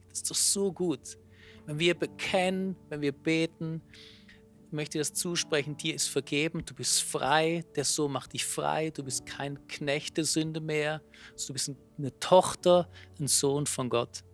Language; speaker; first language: German; native; German